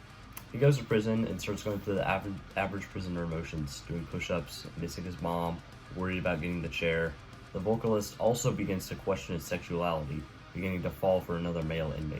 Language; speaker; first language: English; native; English